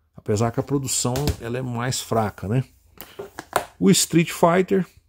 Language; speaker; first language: Portuguese; native; Portuguese